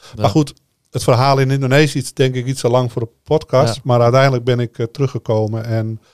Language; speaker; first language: Dutch; native; Dutch